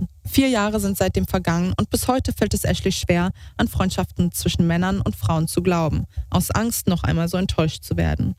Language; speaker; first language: German; native; German